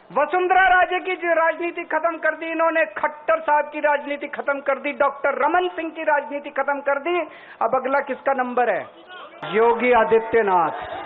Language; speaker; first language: Hindi; native; Hindi